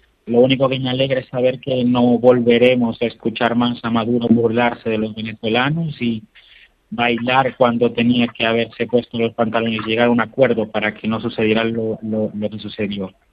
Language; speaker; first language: Spanish; native; Spanish